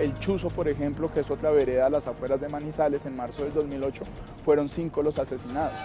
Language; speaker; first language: Spanish; native; Spanish